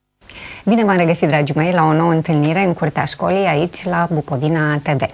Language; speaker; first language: Romanian; native; Romanian